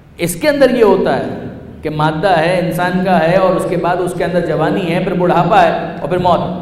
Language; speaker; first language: Urdu; non-native, local second language; Punjabi